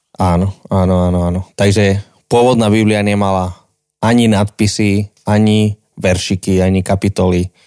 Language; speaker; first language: Slovak; non-native, fluent; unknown